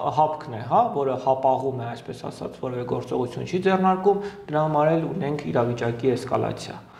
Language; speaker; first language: Armenian; native; Armenian